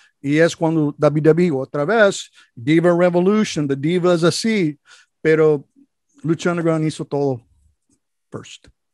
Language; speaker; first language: Spanish; non-native, fluent; English